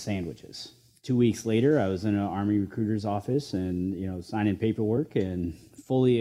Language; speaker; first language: English; native; English